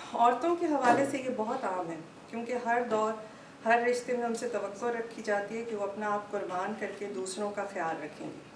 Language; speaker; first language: Urdu; native; Urdu